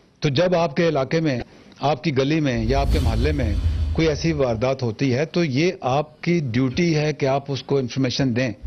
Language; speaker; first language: Urdu; native; Urdu